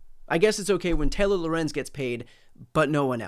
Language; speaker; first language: English; native; English